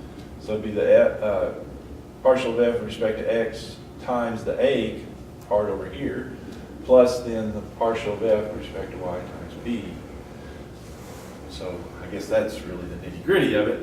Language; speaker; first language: English; native; English